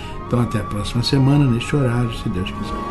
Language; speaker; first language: Portuguese; native; Portuguese